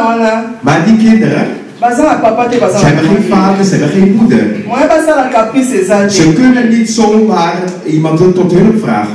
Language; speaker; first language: Dutch; non-native, fluent; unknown